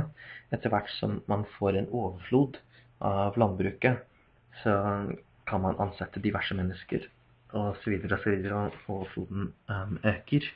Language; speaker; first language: Norwegian; non-native, fluent; English